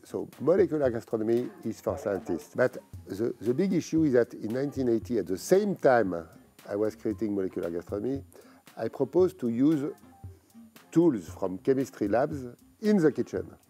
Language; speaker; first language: English; non-native, fluent; French